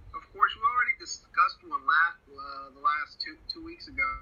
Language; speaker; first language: English; non-native, fluent; Spanish